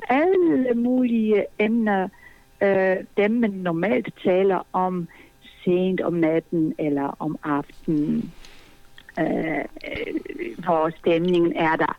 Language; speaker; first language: Danish; non-native, fluent; Polish